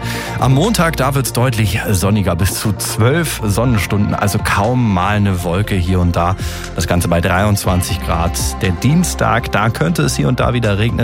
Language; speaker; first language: German; native; German